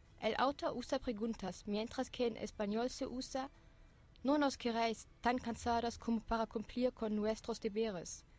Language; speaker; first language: Spanish; non-native, fluent; German